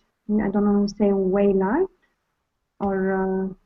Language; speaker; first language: English; non-native, learner; Arabic